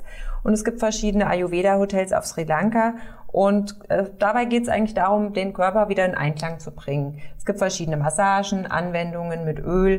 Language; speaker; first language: German; native; German